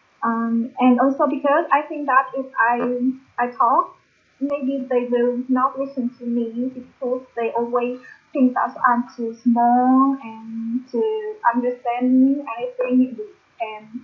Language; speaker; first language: English; non-native, learner; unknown